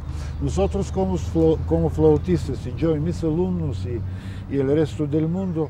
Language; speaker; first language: Spanish; non-native, fluent; Bulgarian